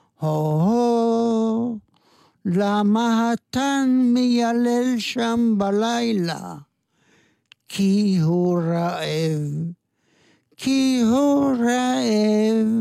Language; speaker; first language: Hebrew; non-native, fluent; Yiddish